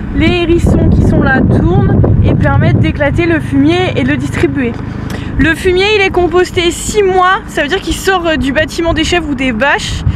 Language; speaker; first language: French; native; French